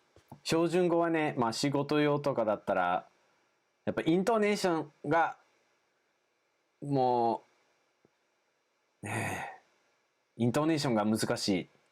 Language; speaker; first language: Japanese; non-native, fluent; English